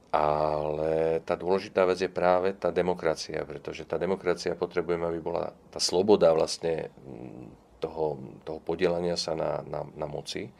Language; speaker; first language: Slovak; non-native, local second language; Czech